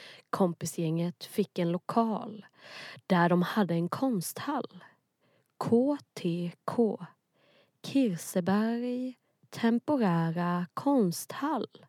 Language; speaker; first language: Swedish; native; Swedish